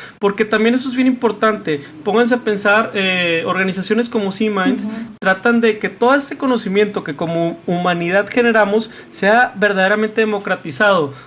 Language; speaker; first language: Spanish; native; Spanish